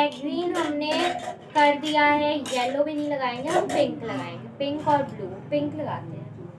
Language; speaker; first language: Hindi; native; Hindi